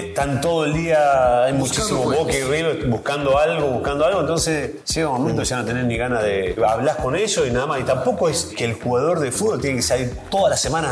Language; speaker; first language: Portuguese; non-native, learner; Spanish